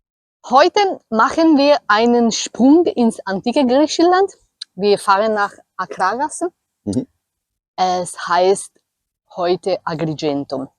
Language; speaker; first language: German; non-native, fluent; Spanish